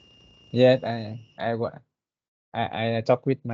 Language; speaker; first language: English; non-native, learner; Vietnamese